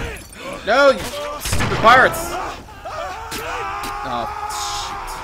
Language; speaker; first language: English; native; English